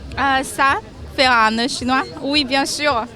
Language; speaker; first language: French; non-native, learner; Chinese